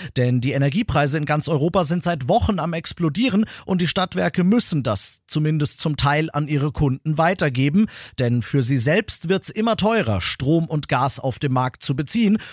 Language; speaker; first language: German; native; German